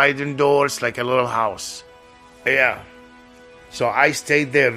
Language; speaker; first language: English; non-native, fluent; Arabic